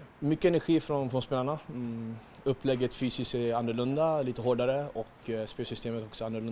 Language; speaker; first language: Swedish; native; Swedish